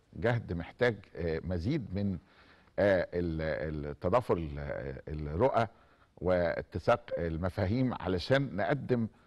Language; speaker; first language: Arabic; native; Arabic